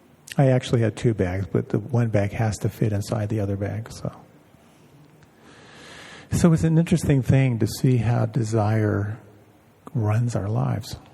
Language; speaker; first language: English; native; English